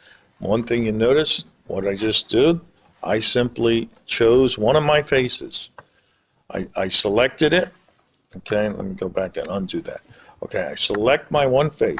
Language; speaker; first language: English; native; English